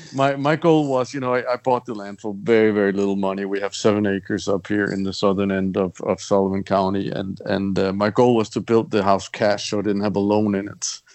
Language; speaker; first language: English; non-native, fluent; Danish